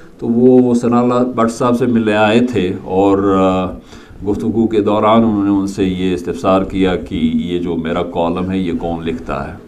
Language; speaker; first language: Urdu; non-native, local second language; Kashmiri